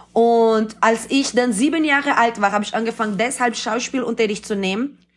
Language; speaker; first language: German; non-native, fluent; Portuguese